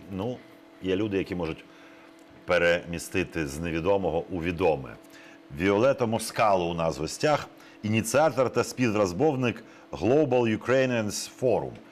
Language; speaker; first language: Ukrainian; native; Ukrainian